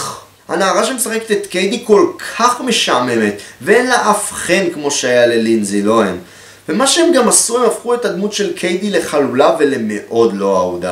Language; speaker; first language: Hebrew; native; Hebrew